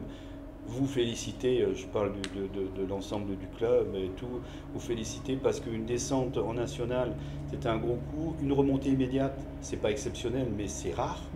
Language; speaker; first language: French; native; French